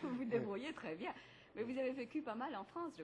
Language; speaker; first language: French; native; French